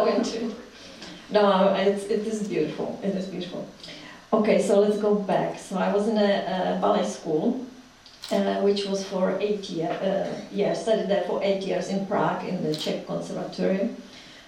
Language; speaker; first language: English; non-native, fluent; Czech